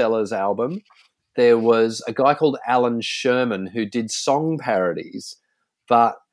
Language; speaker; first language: English; native; English